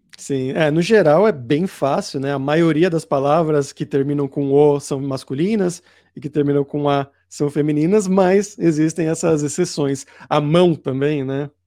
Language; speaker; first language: Portuguese; native; Portuguese